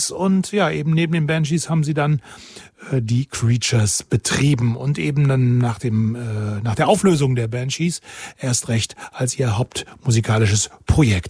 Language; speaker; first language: German; native; German